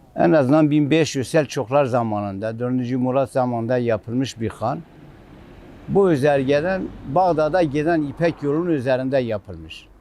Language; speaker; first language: Turkish; native; Turkish